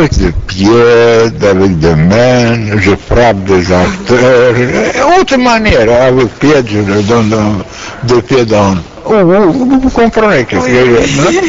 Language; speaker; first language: French; non-native, learner; Romanian